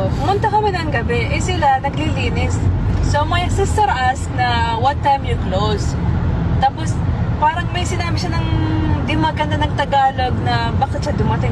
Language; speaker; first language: Filipino; early bilingual, heritage; Arabic